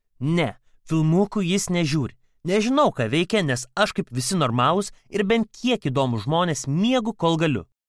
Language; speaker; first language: Lithuanian; native; Lithuanian